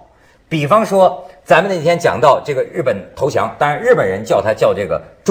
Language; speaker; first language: Chinese; native; Chinese